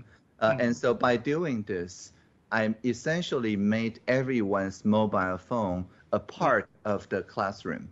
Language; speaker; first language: English; non-native, fluent; Chinese